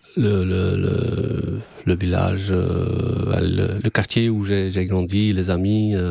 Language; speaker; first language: French; non-native, fluent; Albanian